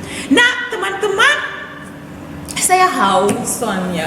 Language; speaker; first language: Indonesian; non-native, fluent; English